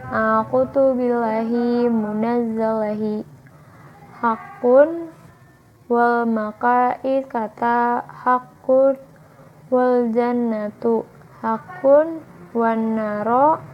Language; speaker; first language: Arabic; non-native, learner; Indonesian